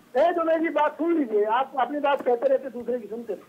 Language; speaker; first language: Hindi; native; Hindi